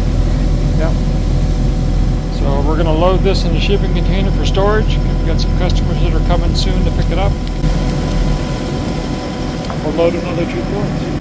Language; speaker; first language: English; native; English